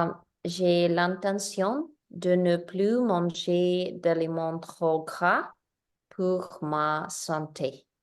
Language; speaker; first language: French; non-native, learner; Spanish